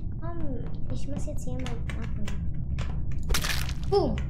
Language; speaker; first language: German; non-native, learner; English